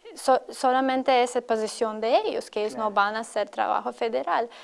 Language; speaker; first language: Spanish; non-native, learner; Latvian